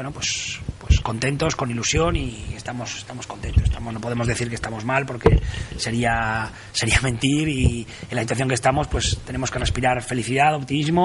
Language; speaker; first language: Spanish; native; Spanish